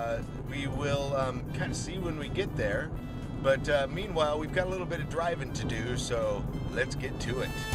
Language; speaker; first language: English; native; English